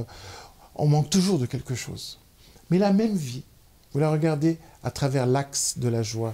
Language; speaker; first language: French; native; French